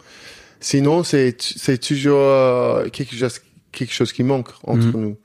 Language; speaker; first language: French; non-native, fluent; English